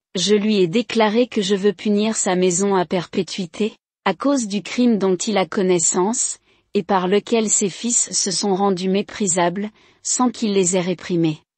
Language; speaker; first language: French; non-native, local second language; Rundi